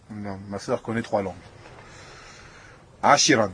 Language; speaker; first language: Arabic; non-native, fluent; French